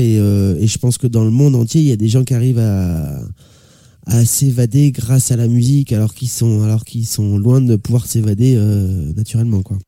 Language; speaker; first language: French; native; French